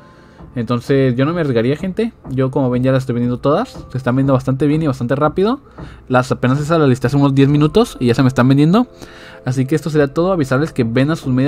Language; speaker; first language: Spanish; native; Spanish